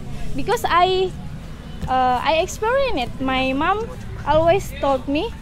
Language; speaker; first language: English; non-native, learner; Indonesian